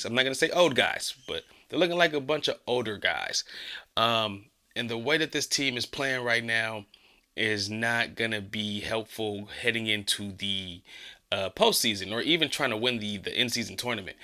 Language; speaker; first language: English; native; English